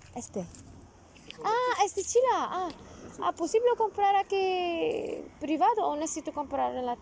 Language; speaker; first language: Spanish; non-native, learner; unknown